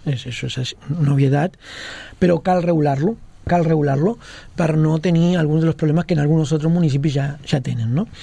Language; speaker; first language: Catalan; non-native, local second language; Spanish